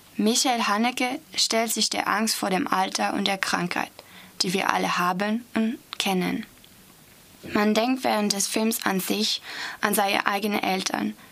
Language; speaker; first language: German; non-native, fluent; French